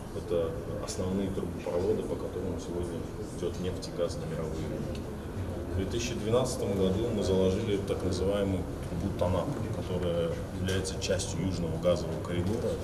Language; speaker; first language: Russian; non-native, local second language; Azerbaijani